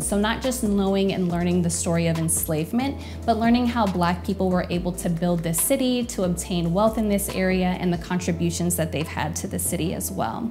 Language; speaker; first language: English; native; English